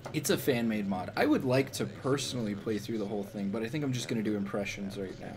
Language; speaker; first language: English; native; English